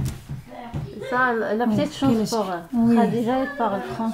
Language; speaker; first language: French; non-native, learner; Arabic